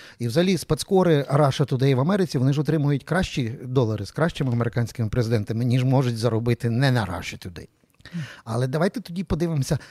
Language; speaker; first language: Ukrainian; native; Ukrainian